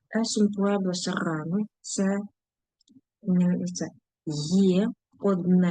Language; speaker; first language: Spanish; non-native, fluent; Ukrainian